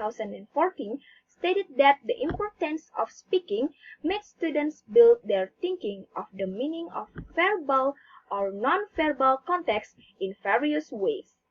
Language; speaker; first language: English; non-native, learner; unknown